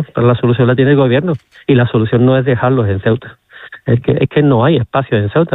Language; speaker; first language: Spanish; native; Spanish